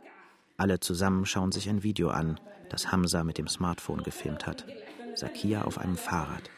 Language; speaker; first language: German; native; German